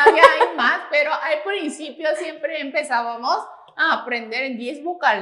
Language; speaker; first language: Spanish; non-native, fluent; Korean